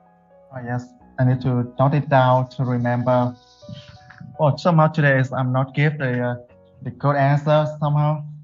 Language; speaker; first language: English; non-native, fluent; Vietnamese